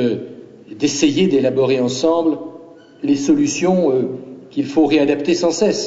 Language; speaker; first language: French; native; French